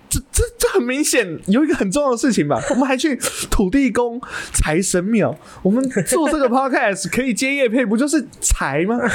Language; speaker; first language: Chinese; native; Chinese